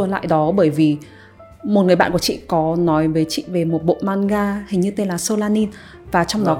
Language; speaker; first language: Vietnamese; native; Vietnamese